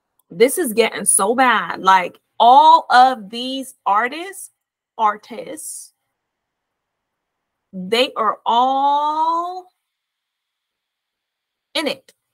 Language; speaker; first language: English; native; English